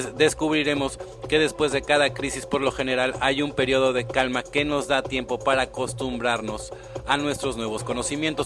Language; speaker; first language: Spanish; native; Spanish